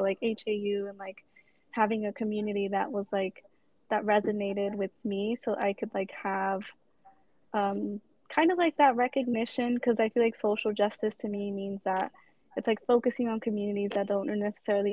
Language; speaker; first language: English; native; English